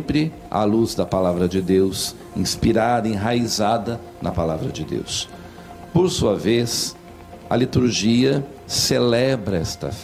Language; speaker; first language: Portuguese; native; Portuguese